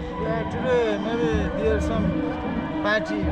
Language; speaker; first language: English; non-native, learner; Nepali